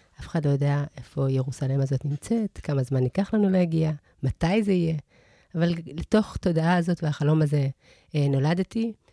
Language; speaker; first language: Hebrew; early bilingual, other home language; Amharic